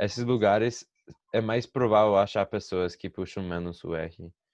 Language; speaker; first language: Portuguese; non-native, fluent; English